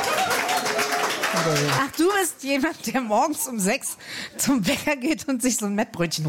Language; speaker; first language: German; native; German